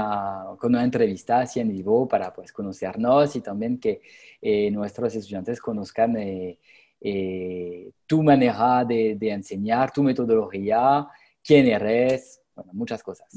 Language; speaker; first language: Spanish; non-native, fluent; French